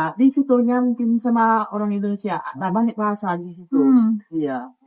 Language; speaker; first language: Indonesian; non-native, learner; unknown